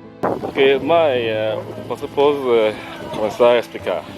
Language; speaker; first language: Portuguese; non-native, learner; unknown